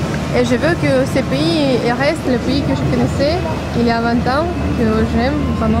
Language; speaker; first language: French; non-native, fluent; Russian